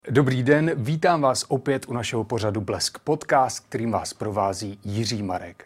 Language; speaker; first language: Czech; native; Czech